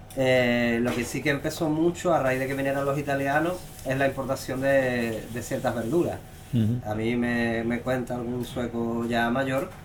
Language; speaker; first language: Spanish; native; Spanish